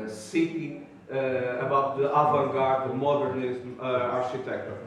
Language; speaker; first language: English; non-native, learner; Portuguese